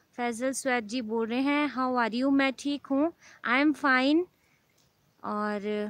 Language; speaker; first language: Hindi; native; Hindi